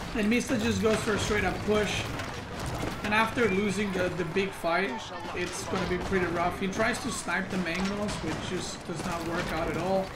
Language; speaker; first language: English; non-native, fluent; Serbian